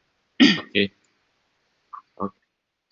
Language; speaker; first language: English; non-native, learner; Indonesian